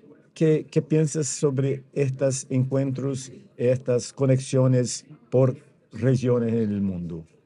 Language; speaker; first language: Spanish; non-native, fluent; Portuguese